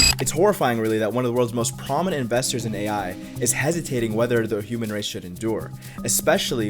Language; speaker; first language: English; native; English